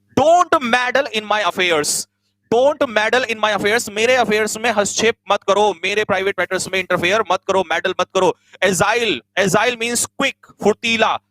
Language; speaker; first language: Hindi; native; Hindi